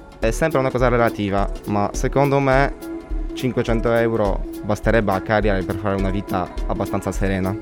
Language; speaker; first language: Italian; non-native, fluent; Polish